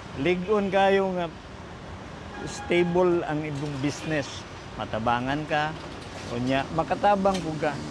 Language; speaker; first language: Cebuano; native; Cebuano